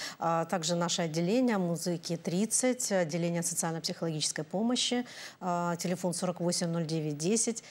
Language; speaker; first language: Russian; native; Russian